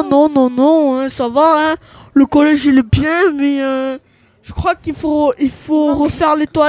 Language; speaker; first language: French; early bilingual, other home language; Albanian